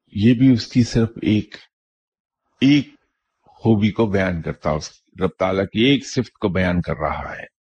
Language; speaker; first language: Urdu; non-native, local second language; Punjabi